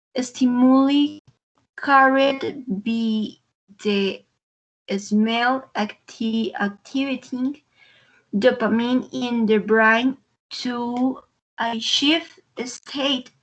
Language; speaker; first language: English; non-native, learner; Spanish